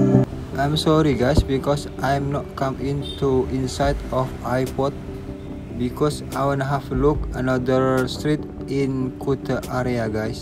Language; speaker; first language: English; non-native, learner; Indonesian